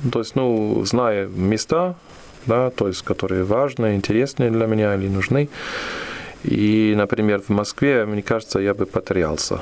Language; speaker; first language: Russian; non-native, fluent; German